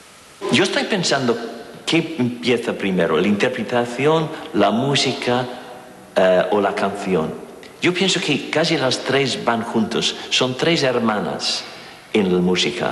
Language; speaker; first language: Spanish; native; Spanish